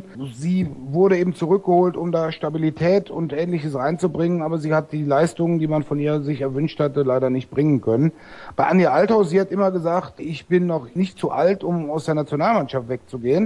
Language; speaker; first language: German; native; German